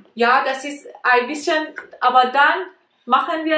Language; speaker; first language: German; non-native, learner; Persian